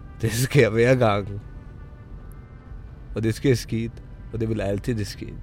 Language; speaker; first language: Danish; non-native, fluent; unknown